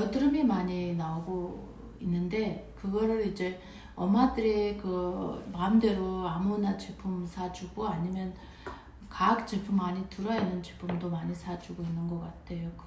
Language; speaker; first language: Korean; non-native, fluent; Mongolian